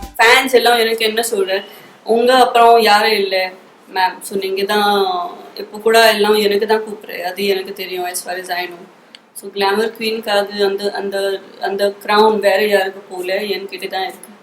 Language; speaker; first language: Tamil; non-native, local second language; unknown